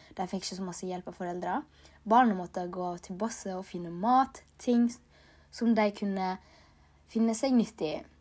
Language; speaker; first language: Norwegian; early bilingual, other home language; Tigrinya